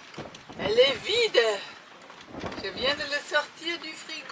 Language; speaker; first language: French; non-native, fluent; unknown